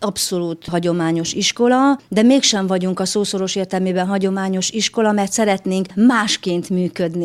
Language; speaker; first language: Hungarian; native; Hungarian